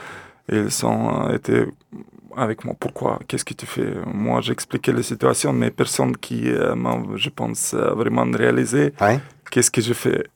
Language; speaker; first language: French; non-native, learner; Russian